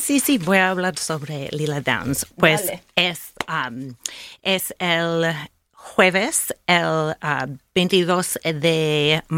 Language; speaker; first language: Spanish; non-native, learner; English